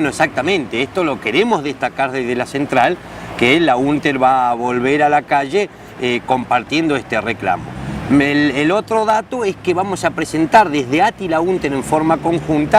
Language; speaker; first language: Spanish; native; Spanish